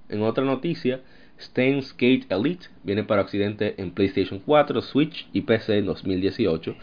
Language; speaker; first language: Spanish; native; Spanish